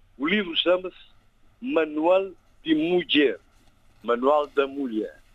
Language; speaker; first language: Portuguese; non-native, local second language; Kabuverdianu